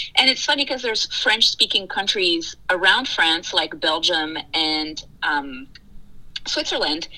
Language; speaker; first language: English; early bilingual, other home language; French